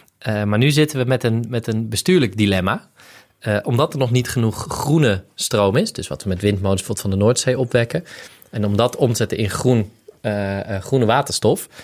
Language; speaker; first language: Dutch; native; Dutch